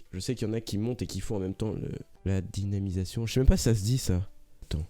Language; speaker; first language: French; native; French